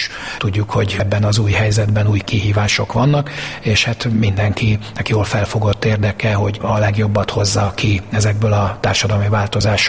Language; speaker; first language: Hungarian; native; Hungarian